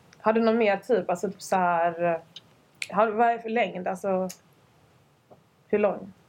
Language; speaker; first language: Swedish; early bilingual, other home language; Rundi